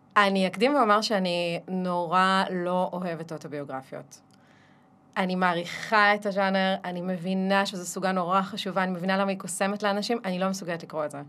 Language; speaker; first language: Hebrew; early bilingual, other home language; Russian